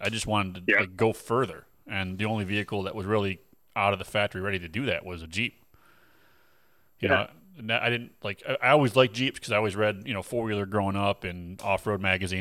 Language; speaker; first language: English; native; English